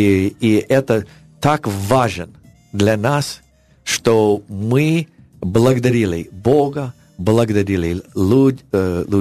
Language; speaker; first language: Russian; non-native, learner; English